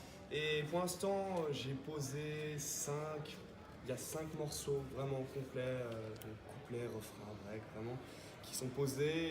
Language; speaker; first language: French; native; French